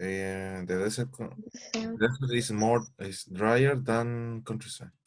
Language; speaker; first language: English; non-native, learner; Spanish